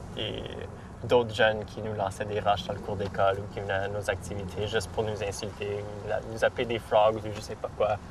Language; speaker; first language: French; native; French